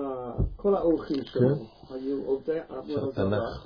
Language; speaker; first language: Hebrew; non-native, learner; English